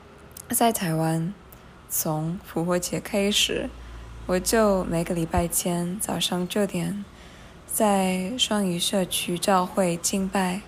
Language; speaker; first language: Chinese; non-native, fluent; English